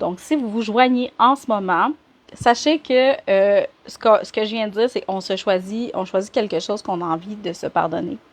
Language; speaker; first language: French; native; French